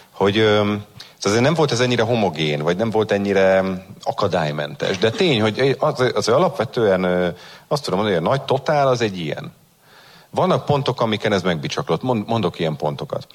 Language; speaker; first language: Hungarian; native; Hungarian